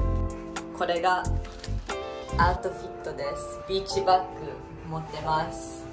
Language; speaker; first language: Japanese; early bilingual, heritage; English